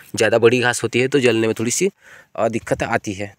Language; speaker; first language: Hindi; non-native, local second language; Marathi